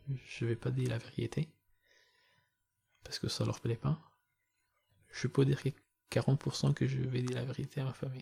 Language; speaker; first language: French; non-native, learner; Persian